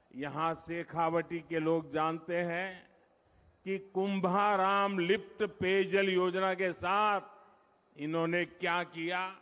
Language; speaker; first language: Hindi; non-native, local second language; Gujarati